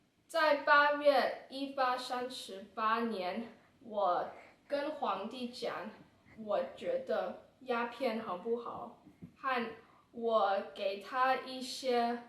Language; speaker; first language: Chinese; non-native, learner; English